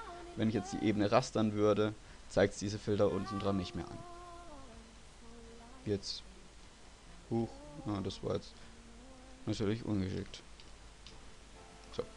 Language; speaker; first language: German; native; German